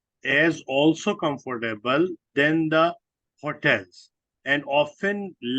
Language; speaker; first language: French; non-native, fluent; Urdu